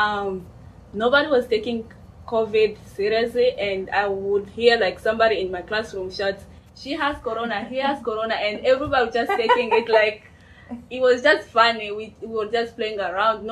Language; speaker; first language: English; non-native, fluent; Swahili